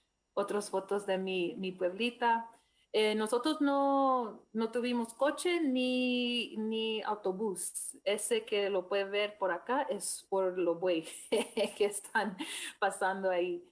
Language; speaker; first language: Spanish; non-native, fluent; English